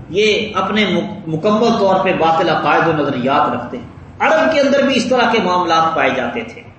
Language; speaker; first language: Urdu; non-native, local second language; Punjabi